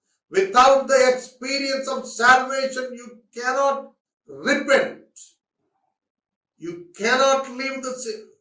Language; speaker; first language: English; non-native, local second language; Telugu